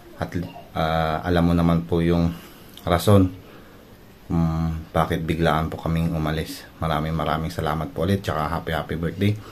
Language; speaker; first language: Filipino; non-native, local second language; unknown